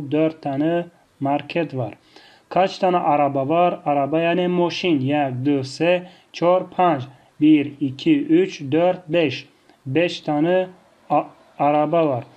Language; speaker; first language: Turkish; non-native, fluent; Tajik